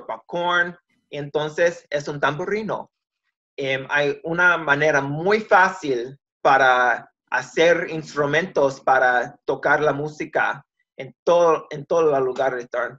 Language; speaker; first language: Spanish; early bilingual, heritage; Spanish